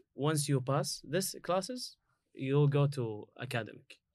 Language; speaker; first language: English; non-native, learner; Arabic